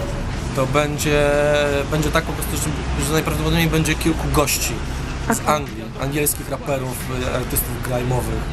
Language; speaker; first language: Polish; native; Polish